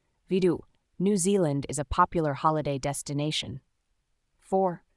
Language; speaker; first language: English; non-native, fluent; Vietnamese